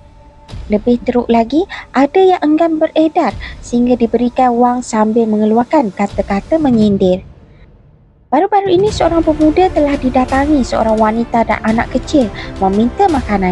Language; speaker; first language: Malay; native; Malay